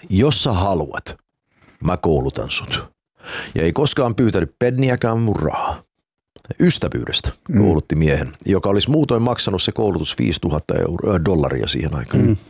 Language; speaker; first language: Finnish; early bilingual, heritage; Finnish